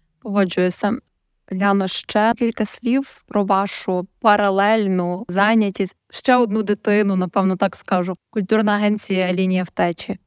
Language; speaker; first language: Ukrainian; native; Ukrainian